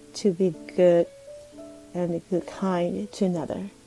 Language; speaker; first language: English; non-native, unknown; Japanese